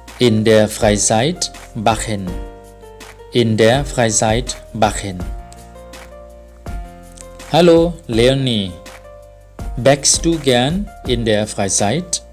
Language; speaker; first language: German; non-native, fluent; Thai